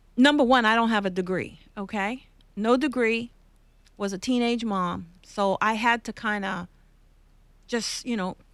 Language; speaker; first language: English; native; English